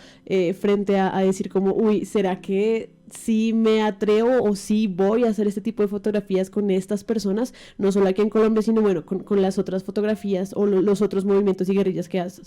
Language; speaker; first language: Spanish; native; Spanish